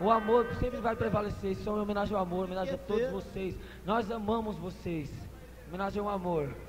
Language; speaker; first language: Portuguese; native; Portuguese